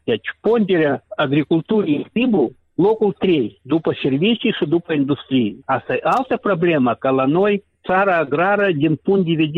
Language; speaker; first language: Romanian; non-native, local second language; Russian